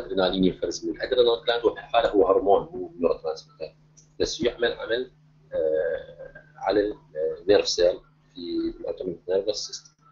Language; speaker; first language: Arabic; native; Arabic